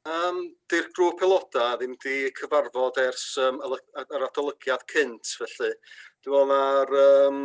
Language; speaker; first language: Welsh; native; Welsh